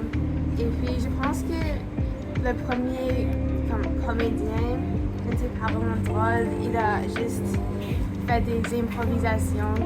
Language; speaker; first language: French; non-native, learner; English